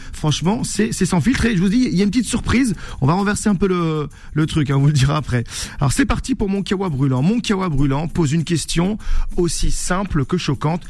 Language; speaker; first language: French; native; French